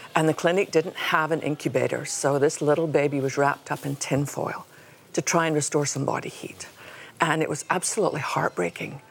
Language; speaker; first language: English; native; English